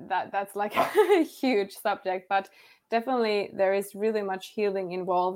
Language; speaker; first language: English; non-native, fluent; Finnish